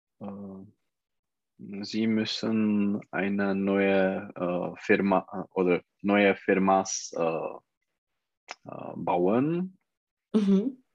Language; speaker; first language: German; non-native, learner; Czech